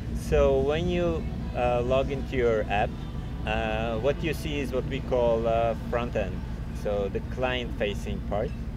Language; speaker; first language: English; non-native, fluent; Turkish